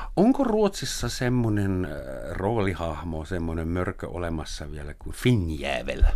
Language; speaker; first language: Finnish; non-native, fluent; German